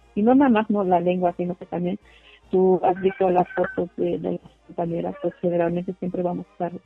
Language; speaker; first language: Spanish; non-native, local second language; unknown